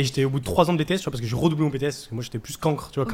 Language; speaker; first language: French; native; French